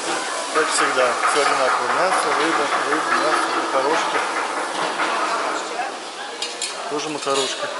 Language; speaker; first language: Russian; native; Russian